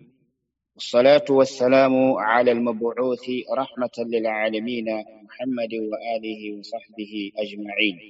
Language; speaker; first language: Arabic; non-native, fluent; Fula